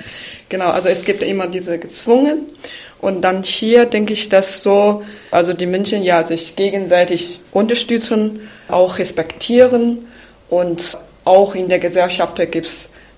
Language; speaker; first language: German; non-native, fluent; Chinese